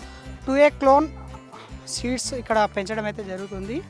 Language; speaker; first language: Telugu; native; Telugu